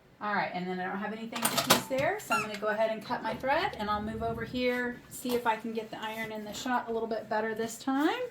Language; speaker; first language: English; native; English